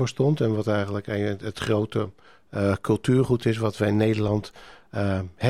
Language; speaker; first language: Dutch; native; Dutch